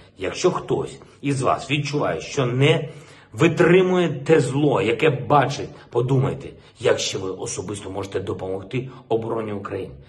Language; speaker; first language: Ukrainian; non-native, local second language; Russian